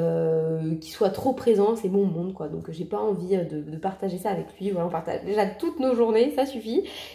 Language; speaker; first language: French; native; French